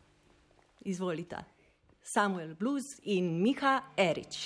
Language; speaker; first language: Slovenian; native; Slovenian